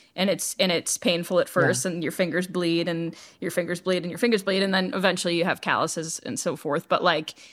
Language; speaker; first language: English; native; English